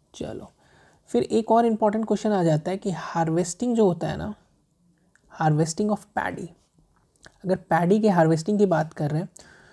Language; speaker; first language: Hindi; native; Hindi